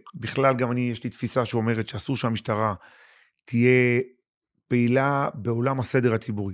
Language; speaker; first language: Hebrew; native; Hebrew